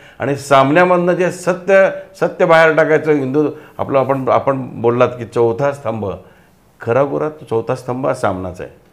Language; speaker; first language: Marathi; non-native, local second language; Telugu